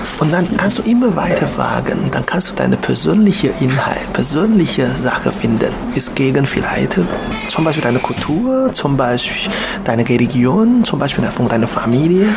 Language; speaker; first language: German; non-native, learner; Chinese